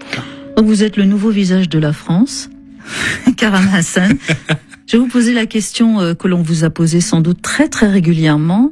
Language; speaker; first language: French; native; French